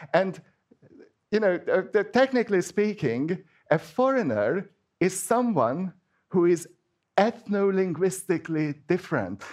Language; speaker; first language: English; non-native, fluent; Hungarian